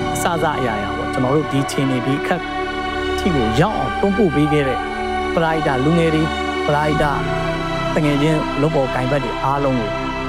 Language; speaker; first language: Burmese; non-native, local second language; Tamil